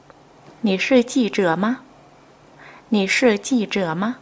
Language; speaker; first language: Chinese; non-native, fluent; Vietnamese